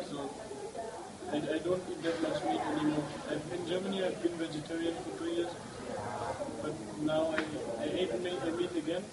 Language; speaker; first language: English; non-native, fluent; German